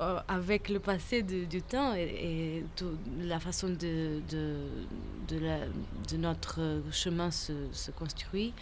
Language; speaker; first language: French; non-native, fluent; Portuguese